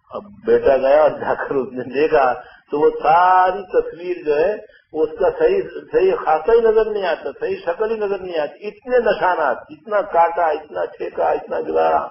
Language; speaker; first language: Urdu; native; Urdu